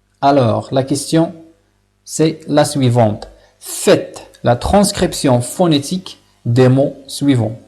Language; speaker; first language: French; non-native, local second language; Arabic